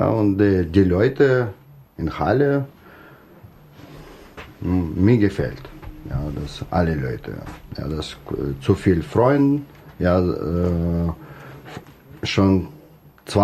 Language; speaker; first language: German; non-native, learner; Russian